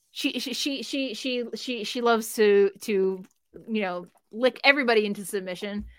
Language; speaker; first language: English; native; English